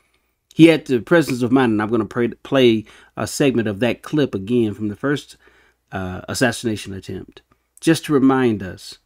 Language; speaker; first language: English; native; English